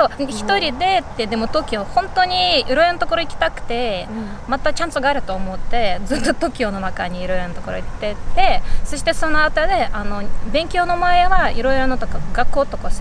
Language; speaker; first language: Japanese; non-native, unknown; Bashkir